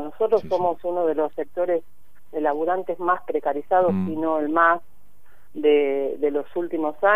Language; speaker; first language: Spanish; native; Spanish